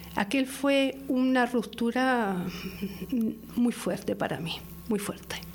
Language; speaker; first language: Spanish; native; Spanish